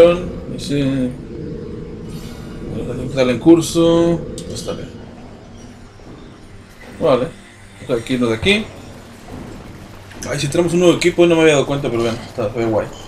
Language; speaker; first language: Spanish; native; Spanish